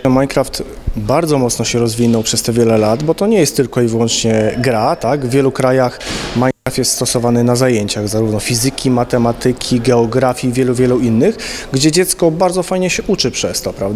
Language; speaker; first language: Polish; native; Polish